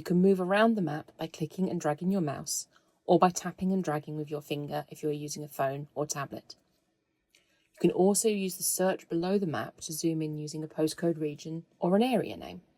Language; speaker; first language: English; native; English